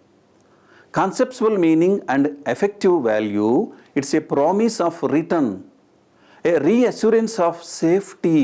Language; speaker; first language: English; non-native, local second language; Telugu